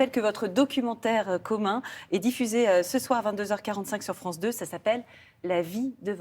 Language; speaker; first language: French; native; French